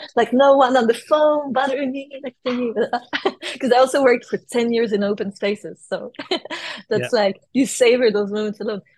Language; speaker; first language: English; non-native, fluent; French